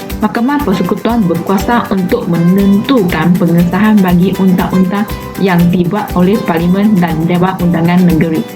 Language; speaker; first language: Malay; non-native, local second language; Chinese